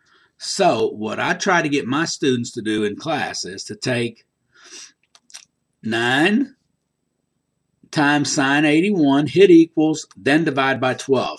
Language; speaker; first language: English; native; English